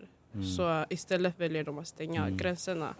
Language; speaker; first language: Swedish; early bilingual, other home language; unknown